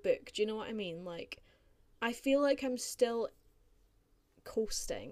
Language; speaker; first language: English; native; English